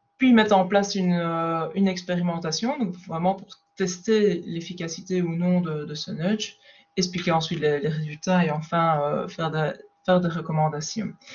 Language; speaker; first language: French; native; French